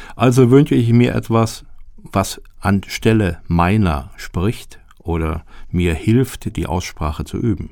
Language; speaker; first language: German; native; German